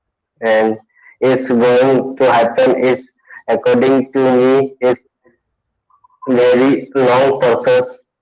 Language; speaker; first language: English; non-native, learner; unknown